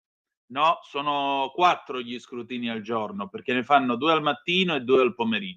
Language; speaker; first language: Italian; native; Italian